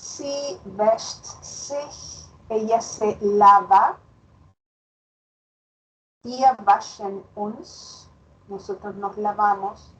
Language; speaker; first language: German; non-native, fluent; Spanish